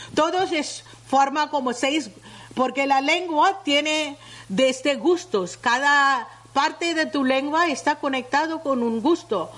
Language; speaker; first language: Spanish; non-native, learner; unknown